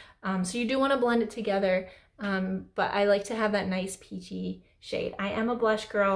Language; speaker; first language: English; native; English